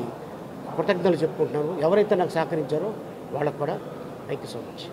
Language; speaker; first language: Telugu; native; Telugu